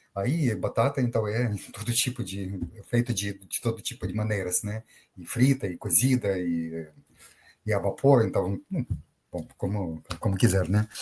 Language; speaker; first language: Portuguese; non-native, fluent; Ukrainian